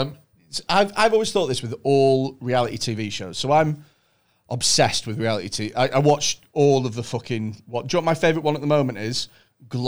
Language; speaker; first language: English; native; English